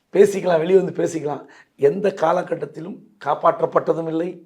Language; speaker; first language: Tamil; native; Tamil